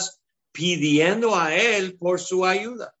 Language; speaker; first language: Spanish; non-native, fluent; English